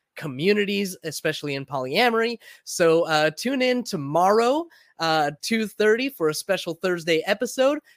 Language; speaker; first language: English; early bilingual, other home language; Spanish